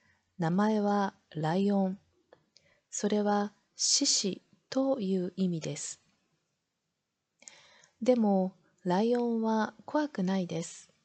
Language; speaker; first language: Japanese; non-native, learner; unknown